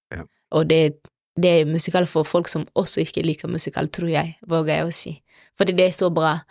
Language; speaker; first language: Norwegian; non-native, fluent; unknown